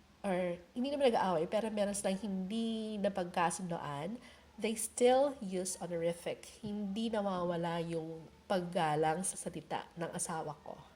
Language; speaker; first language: Filipino; native; Filipino